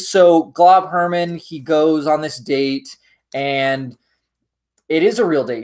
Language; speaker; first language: English; native; English